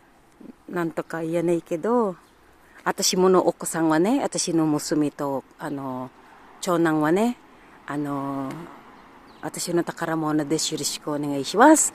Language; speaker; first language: Japanese; non-native, learner; Filipino